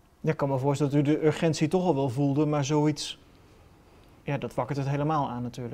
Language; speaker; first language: Dutch; native; Dutch